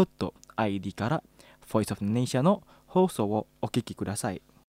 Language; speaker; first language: Japanese; non-native, fluent; Indonesian